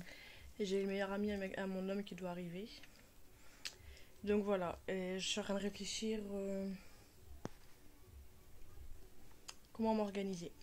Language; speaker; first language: French; native; French